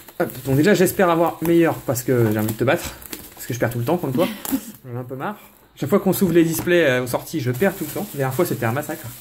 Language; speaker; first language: French; native; French